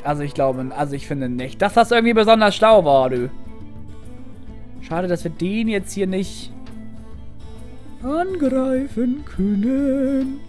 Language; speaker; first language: German; native; German